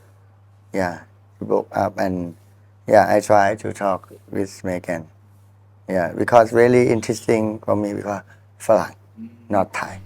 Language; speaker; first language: English; non-native, learner; Thai